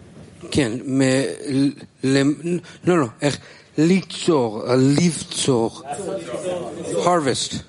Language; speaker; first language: Hebrew; non-native, learner; English